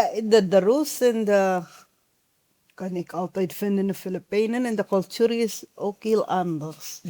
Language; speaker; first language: Dutch; non-native, learner; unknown